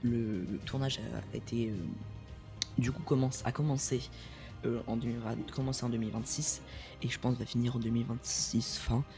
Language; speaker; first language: French; native; French